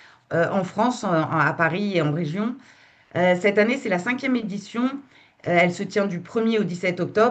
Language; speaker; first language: French; native; French